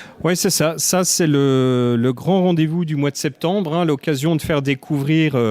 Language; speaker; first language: French; native; French